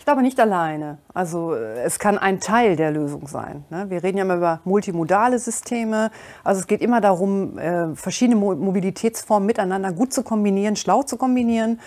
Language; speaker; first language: German; native; German